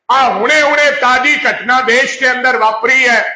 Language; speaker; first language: Hindi; non-native, local second language; Punjabi